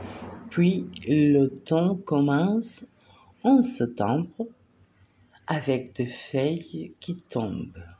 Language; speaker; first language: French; non-native, fluent; Spanish